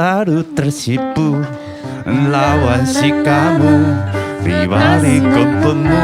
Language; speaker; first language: Chinese; native; Chinese